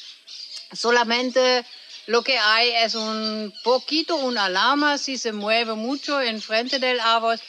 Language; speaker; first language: Spanish; non-native, fluent; German